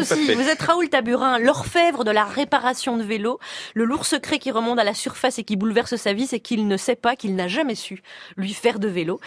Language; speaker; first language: French; native; French